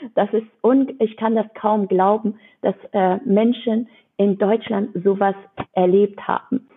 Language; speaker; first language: German; non-native, fluent; Persian